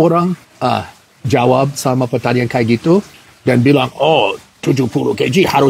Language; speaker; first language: Indonesian; non-native, fluent; English